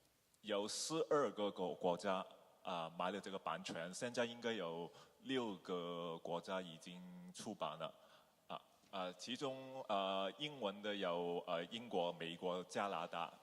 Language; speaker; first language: Chinese; non-native, local second language; Cantonese